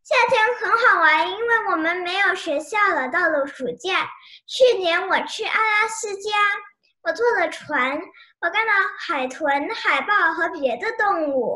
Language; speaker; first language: Chinese; early bilingual, heritage; Chinese